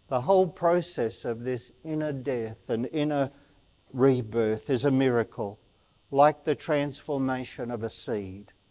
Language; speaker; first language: English; native; English